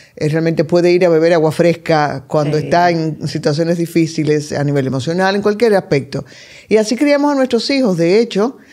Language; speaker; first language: Spanish; native; Spanish